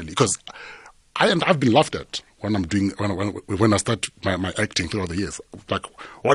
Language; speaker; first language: English; non-native, local second language; Tsonga